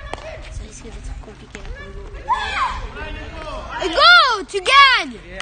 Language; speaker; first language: French; native; French